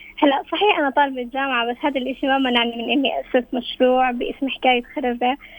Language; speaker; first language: Arabic; native; Arabic